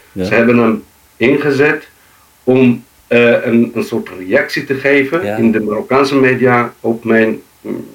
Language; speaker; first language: Dutch; non-native, fluent; Arabic